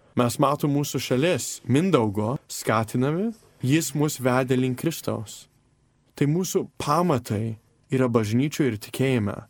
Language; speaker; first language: Lithuanian; early bilingual, heritage; Lithuanian